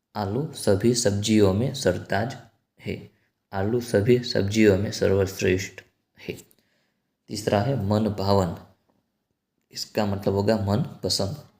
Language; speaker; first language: Hindi; non-native, local second language; Gujarati